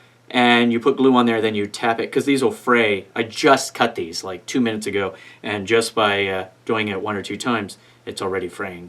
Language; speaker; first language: English; native; English